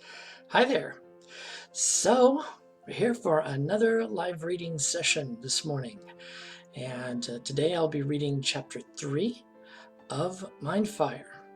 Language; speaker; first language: English; native; English